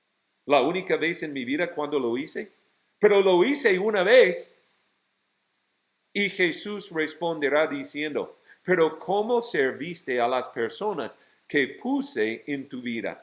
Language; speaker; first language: Spanish; non-native, fluent; English